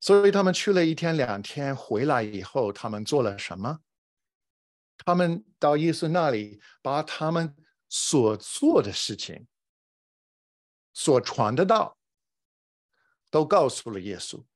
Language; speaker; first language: Chinese; non-native, fluent; English